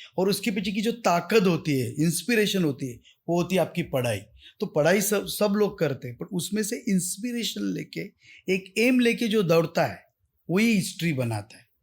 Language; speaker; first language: Hindi; non-native, local second language; Marathi